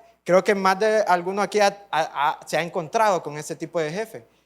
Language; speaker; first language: Spanish; native; Spanish